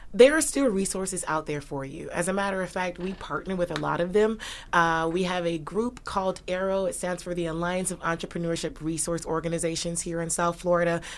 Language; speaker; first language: English; native; English